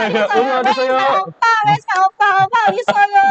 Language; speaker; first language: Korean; non-native, learner; English